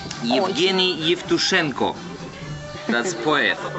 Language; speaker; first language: English; non-native, learner; Russian